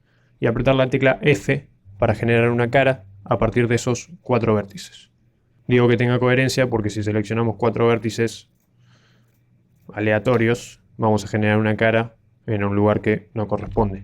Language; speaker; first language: Spanish; native; Spanish